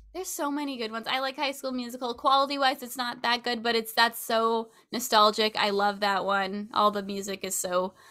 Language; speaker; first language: English; native; English